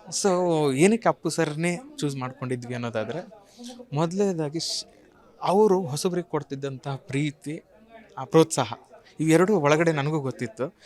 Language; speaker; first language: Kannada; native; Kannada